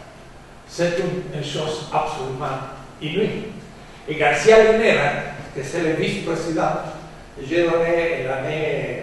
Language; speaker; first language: French; non-native, fluent; Spanish